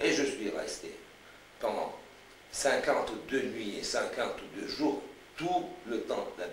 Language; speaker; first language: French; non-native, fluent; Romanian